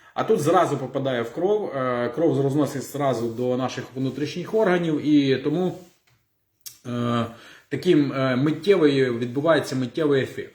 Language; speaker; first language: Ukrainian; non-native, local second language; Russian